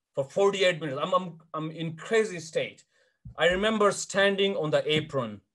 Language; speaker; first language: English; non-native, local second language; Hindi